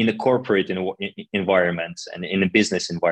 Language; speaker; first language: English; non-native, fluent; Russian